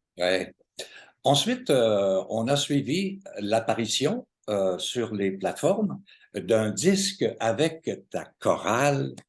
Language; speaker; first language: French; native; French